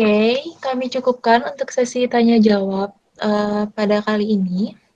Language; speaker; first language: Indonesian; native; Indonesian